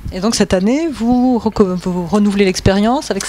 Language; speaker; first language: French; native; French